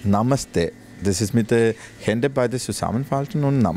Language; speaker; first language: German; non-native, learner; Malayalam